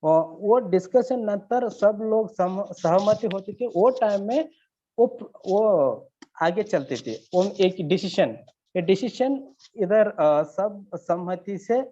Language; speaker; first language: Hindi; non-native, learner; Kannada